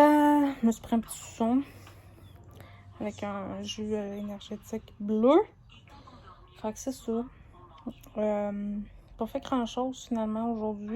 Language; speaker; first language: French; native; French